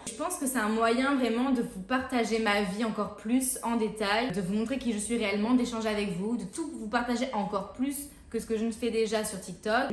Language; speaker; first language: French; native; French